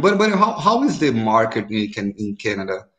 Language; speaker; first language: English; non-native, learner; Portuguese